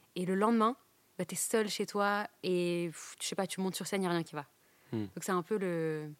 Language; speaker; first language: French; native; French